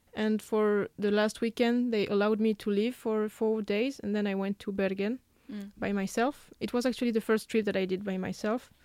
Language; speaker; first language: English; non-native, fluent; French